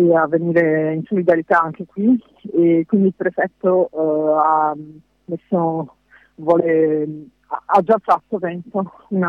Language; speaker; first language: Italian; non-native, fluent; French